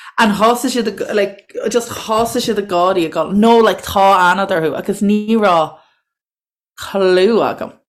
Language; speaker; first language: Irish; native; Irish